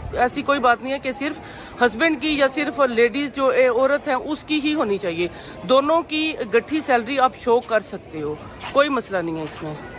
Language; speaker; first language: Urdu; non-native, local second language; Punjabi